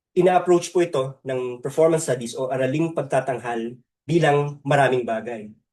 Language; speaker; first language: Filipino; native; Filipino